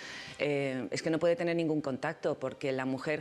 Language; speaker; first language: Spanish; native; Spanish